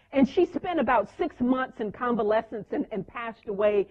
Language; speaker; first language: English; native; English